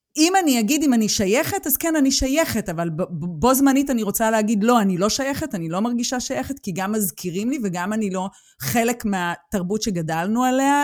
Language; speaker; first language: Hebrew; native; Hebrew